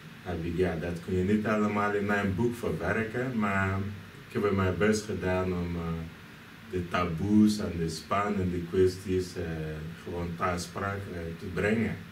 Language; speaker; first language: Dutch; non-native, fluent; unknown